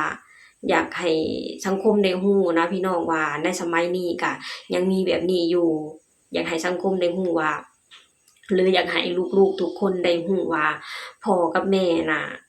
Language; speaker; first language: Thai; non-native, local second language; Lao